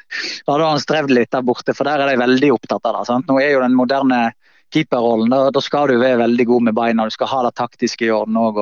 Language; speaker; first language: Norwegian; native; Norwegian